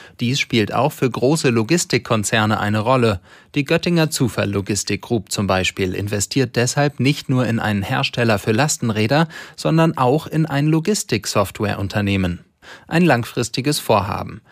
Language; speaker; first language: German; native; German